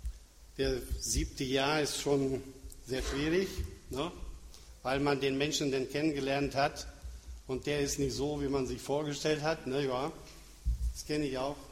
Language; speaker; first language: German; non-native, fluent; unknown